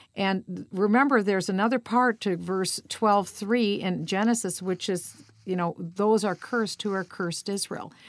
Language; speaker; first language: English; native; English